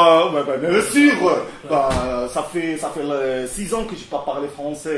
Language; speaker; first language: French; non-native, local second language; Arabic